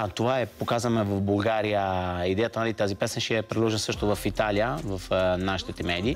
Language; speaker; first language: Bulgarian; non-native, fluent; Italian